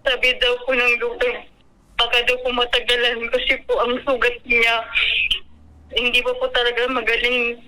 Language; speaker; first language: Filipino; non-native, local second language; Bikol